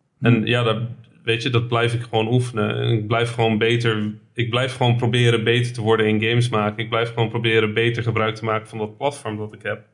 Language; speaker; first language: Dutch; early bilingual, other home language; Arabic